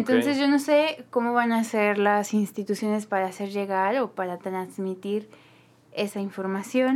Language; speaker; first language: Spanish; native; Spanish